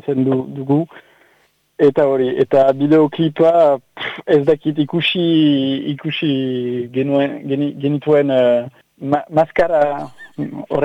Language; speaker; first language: Basque; non-native, local second language; French